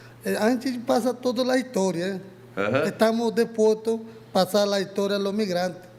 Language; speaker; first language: Portuguese; non-native, learner; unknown